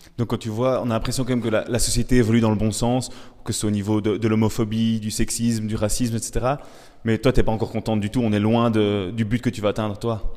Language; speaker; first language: French; native; French